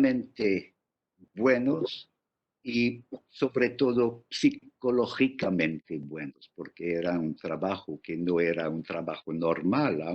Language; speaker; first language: Spanish; non-native, fluent; English